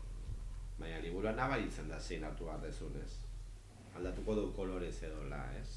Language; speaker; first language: Basque; native; Basque